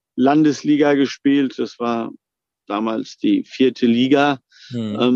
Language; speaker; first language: German; native; German